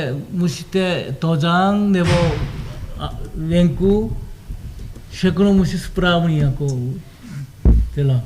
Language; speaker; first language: Czech; non-native, learner; Korean